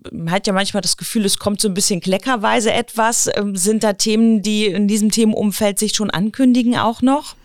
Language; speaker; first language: German; native; German